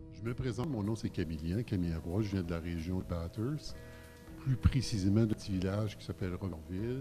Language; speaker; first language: French; native; French